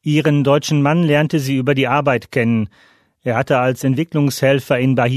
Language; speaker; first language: German; native; German